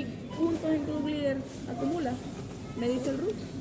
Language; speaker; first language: Spanish; native; Spanish